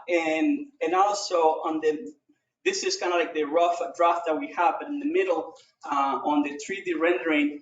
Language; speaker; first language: English; non-native, fluent; Spanish